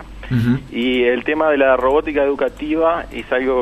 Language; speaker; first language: Spanish; native; Spanish